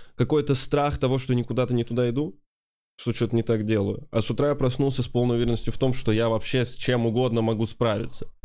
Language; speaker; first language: Russian; native; Russian